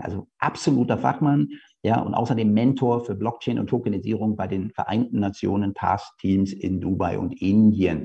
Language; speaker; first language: German; native; German